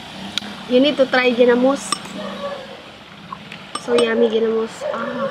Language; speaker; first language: English; non-native, learner; Cebuano